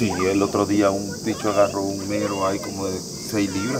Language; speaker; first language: Spanish; native; Spanish